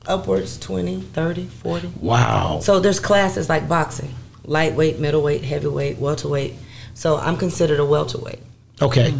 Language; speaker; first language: English; native; English